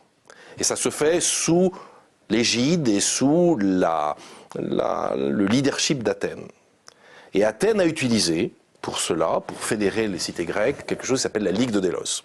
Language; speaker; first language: French; native; French